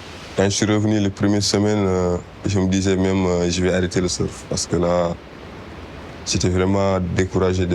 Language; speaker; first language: French; non-native, local second language; Wolof